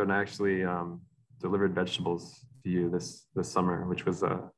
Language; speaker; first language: English; native; English